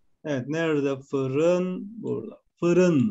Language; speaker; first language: Turkish; non-native, fluent; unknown